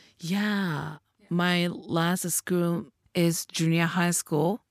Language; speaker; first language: English; non-native, learner; Japanese